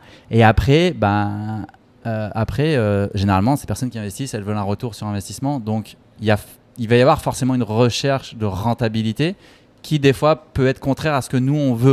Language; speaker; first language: French; native; French